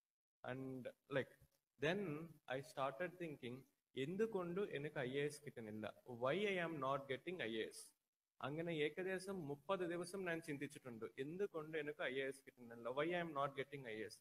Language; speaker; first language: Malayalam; non-native, learner; Telugu